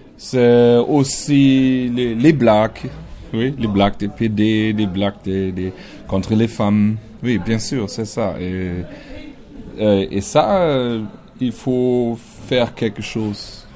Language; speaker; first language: French; non-native, learner; German